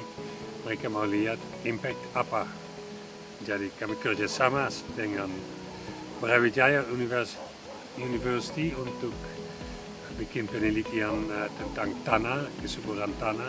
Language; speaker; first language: Indonesian; non-native, fluent; Dutch